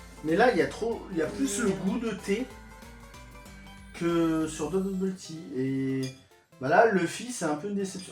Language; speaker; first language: French; native; French